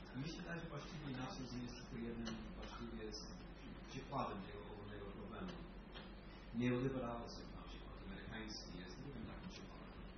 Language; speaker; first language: Polish; non-native, fluent; English